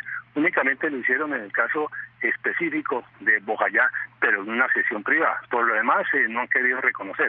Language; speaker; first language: Spanish; native; Spanish